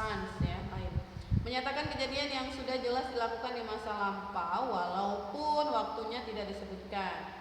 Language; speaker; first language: Indonesian; native; Indonesian